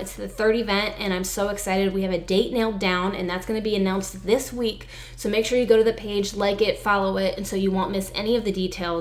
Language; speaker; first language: English; native; English